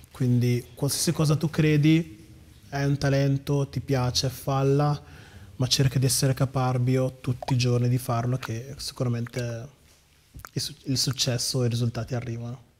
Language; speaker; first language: Italian; early bilingual, other home language; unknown